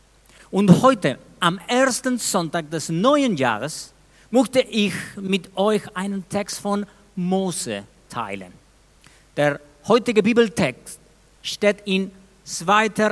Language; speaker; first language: German; non-native, fluent; Spanish